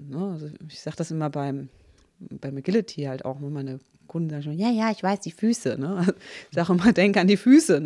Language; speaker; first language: German; native; German